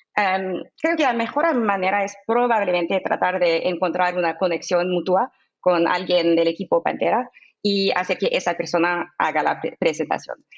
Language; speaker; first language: Spanish; non-native, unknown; English